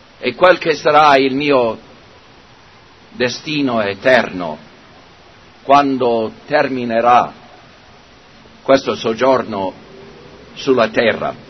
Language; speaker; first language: Italian; non-native, fluent; English